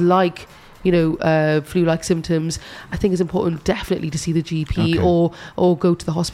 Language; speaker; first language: English; native; English